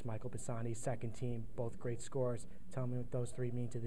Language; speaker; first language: English; native; English